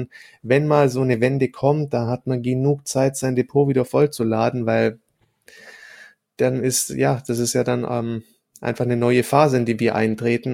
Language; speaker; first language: German; native; German